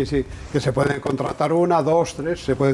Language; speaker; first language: Spanish; native; Spanish